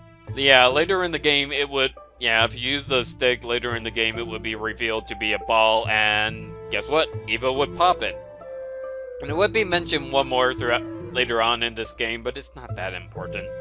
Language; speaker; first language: English; native; English